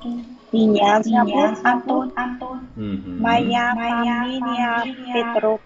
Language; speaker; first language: Russian; non-native, learner; Vietnamese